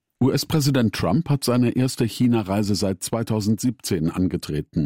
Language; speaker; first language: German; native; German